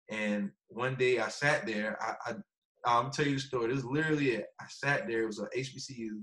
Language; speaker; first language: English; native; English